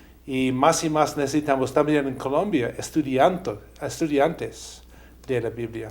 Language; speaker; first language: Spanish; non-native, fluent; English